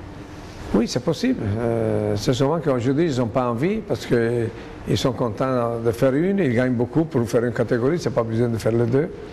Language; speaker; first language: French; non-native, fluent; Italian